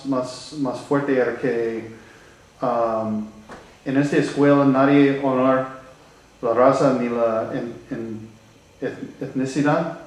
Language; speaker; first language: Spanish; non-native, learner; English